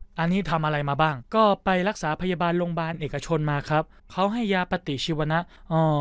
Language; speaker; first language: Thai; native; Thai